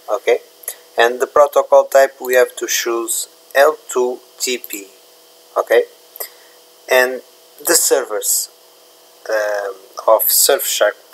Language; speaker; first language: English; non-native, learner; Portuguese